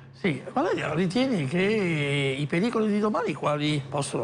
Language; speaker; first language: Italian; native; Italian